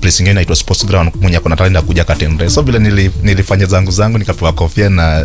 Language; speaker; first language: Swahili; non-native, local second language; Luo (Kenya and Tanzania)